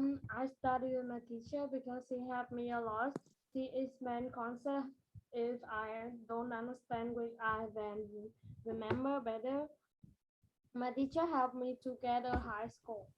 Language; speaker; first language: English; non-native, learner; Vietnamese